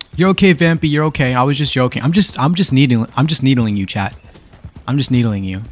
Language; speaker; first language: English; native; English